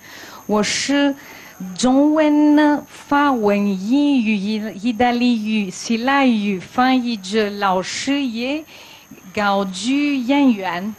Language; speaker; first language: Chinese; non-native, learner; Greek